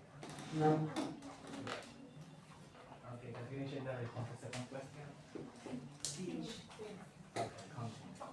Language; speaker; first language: English; non-native, learner; Spanish